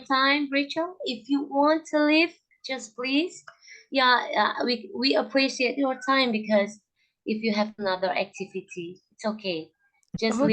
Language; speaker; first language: English; non-native, learner; Indonesian